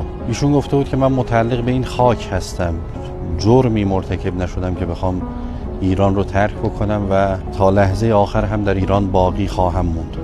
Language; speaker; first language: Persian; native; Persian